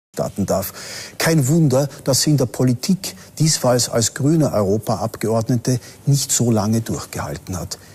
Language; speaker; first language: German; native; German